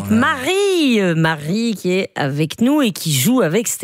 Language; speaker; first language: French; native; French